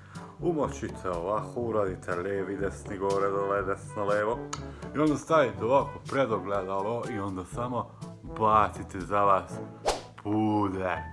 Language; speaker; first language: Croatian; non-native, local second language; Hungarian